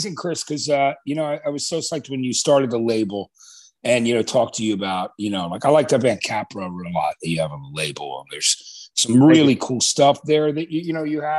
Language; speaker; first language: English; native; English